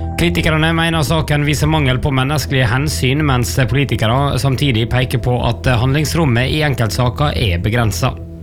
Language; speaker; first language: Norwegian; native; Norwegian